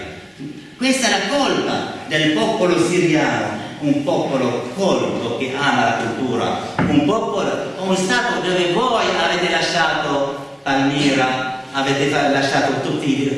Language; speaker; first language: Italian; non-native, fluent; Arabic